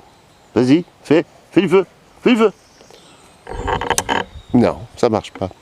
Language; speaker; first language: French; native; French